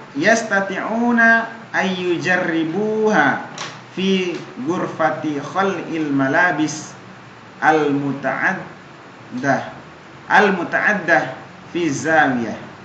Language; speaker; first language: Arabic; non-native, fluent; Indonesian